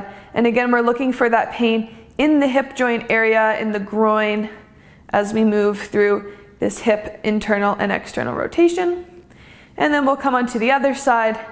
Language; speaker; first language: English; native; English